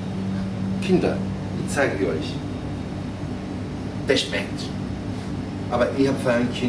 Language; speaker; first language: German; non-native, fluent; Italian